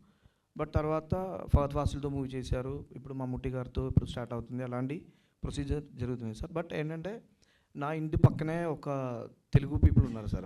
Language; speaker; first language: Telugu; non-native, learner; Malayalam